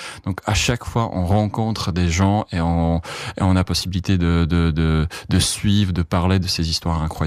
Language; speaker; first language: French; non-native, fluent; Czech